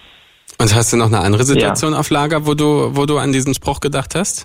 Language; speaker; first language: German; native; German